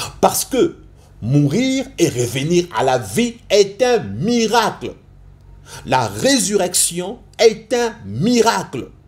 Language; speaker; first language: French; non-native, local second language; Lingala